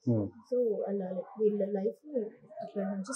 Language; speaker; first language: Telugu; non-native, local second language; Kannada